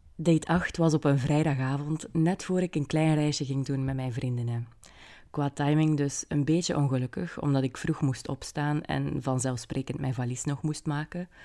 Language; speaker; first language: Dutch; native; Dutch